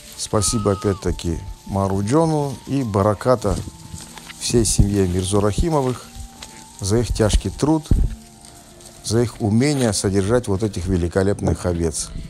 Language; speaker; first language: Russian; non-native, local second language; Tajik